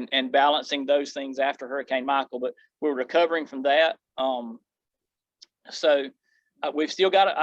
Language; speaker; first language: English; native; English